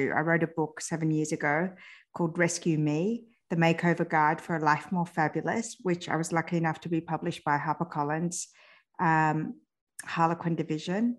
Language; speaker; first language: English; early bilingual, other home language; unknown